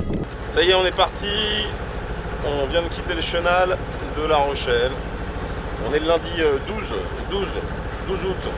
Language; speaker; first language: French; native; French